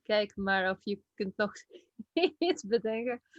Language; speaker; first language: Dutch; non-native, fluent; Russian